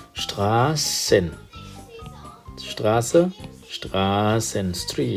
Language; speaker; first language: German; non-native, fluent; Thai